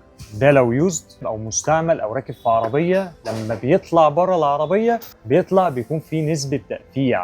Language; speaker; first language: Arabic; native; Arabic